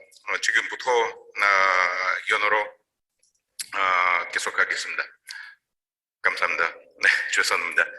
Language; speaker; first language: Korean; non-native, learner; Russian